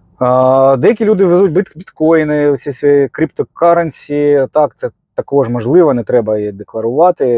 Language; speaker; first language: Ukrainian; non-native, local second language; Russian